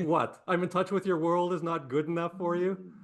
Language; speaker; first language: English; native; English